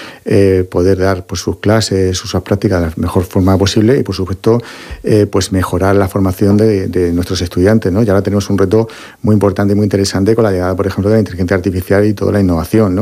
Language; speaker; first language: Spanish; native; Spanish